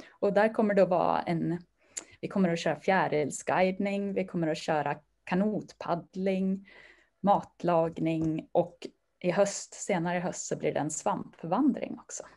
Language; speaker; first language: Swedish; native; Swedish